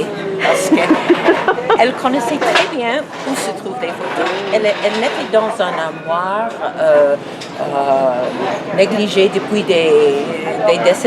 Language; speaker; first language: French; non-native, fluent; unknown